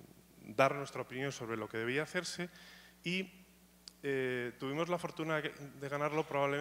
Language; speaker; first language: Spanish; native; Spanish